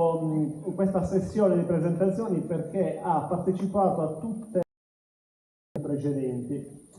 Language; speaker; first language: Italian; native; Italian